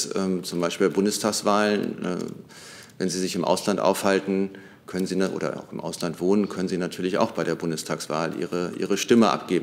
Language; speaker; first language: German; native; German